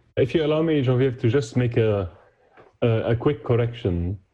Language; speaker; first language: English; non-native, fluent; Arabic